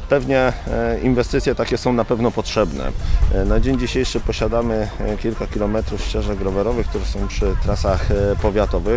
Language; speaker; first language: Polish; native; Polish